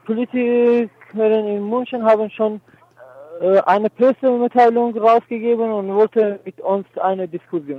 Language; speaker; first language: German; non-native, learner; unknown